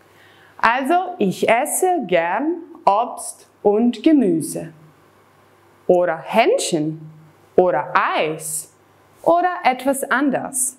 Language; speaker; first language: German; non-native, fluent; Serbian